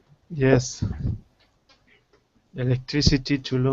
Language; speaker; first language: English; non-native, learner; Spanish